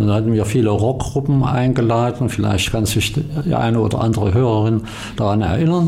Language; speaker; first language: German; native; German